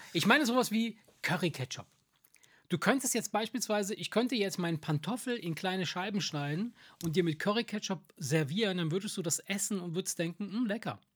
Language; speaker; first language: German; early bilingual, other home language; Italian